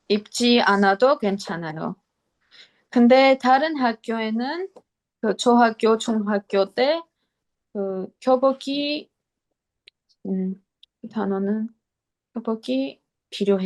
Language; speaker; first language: Korean; non-native, learner; Armenian